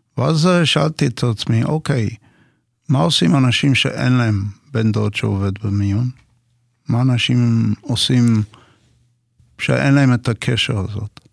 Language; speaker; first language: Hebrew; non-native, fluent; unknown